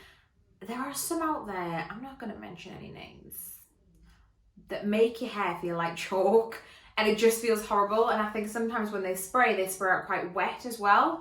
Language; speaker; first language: English; native; English